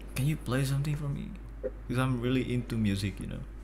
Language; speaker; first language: English; non-native, fluent; Indonesian